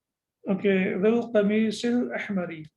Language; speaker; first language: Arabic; non-native, fluent; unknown